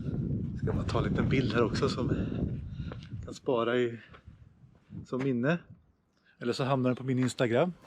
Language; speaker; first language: Swedish; native; Swedish